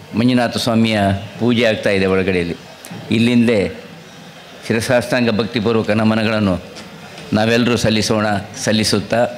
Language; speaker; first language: Kannada; non-native, local second language; Tulu